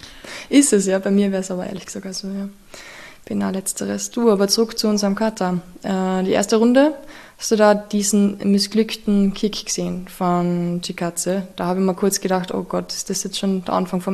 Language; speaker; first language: German; native; German